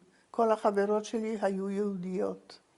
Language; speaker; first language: Hebrew; non-native, fluent; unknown